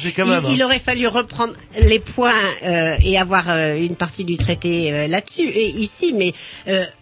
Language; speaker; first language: French; native; French